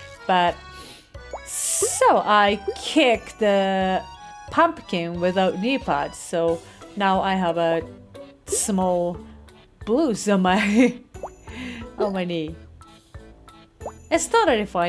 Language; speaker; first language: English; non-native, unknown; Japanese